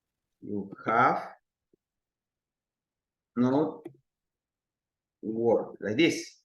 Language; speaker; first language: English; non-native, learner; Spanish